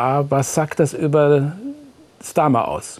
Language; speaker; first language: German; native; German